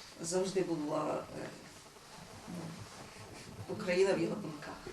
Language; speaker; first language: Ukrainian; early bilingual, heritage; Ukrainian